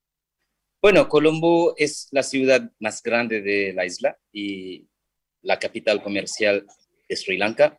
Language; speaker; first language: Spanish; non-native, fluent; Sinhala